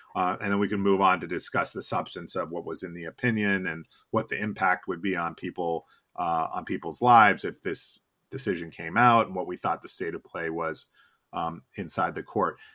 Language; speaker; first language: English; native; English